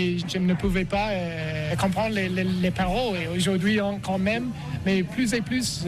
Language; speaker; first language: French; non-native, learner; English